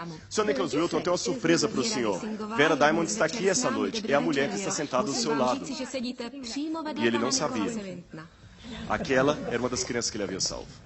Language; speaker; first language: Portuguese; native; Portuguese